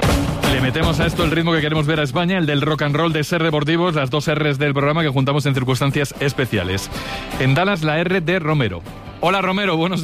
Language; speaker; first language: Spanish; native; Spanish